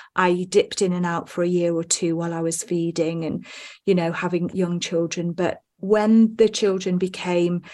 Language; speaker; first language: English; native; English